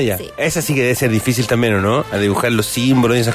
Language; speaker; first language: Spanish; native; Spanish